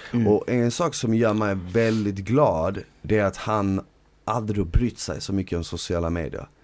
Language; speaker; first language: Swedish; native; Swedish